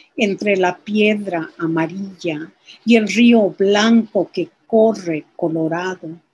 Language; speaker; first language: Spanish; early bilingual, heritage; Spanish